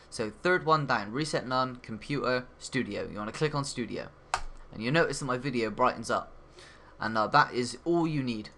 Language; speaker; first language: English; native; English